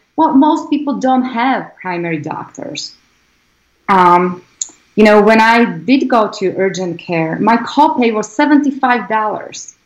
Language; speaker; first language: English; non-native, fluent; Slovak